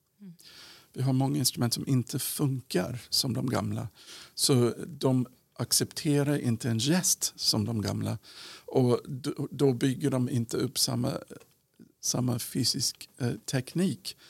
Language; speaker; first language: Swedish; non-native, fluent; English